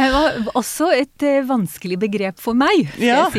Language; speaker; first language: Norwegian; non-native, fluent; Hebrew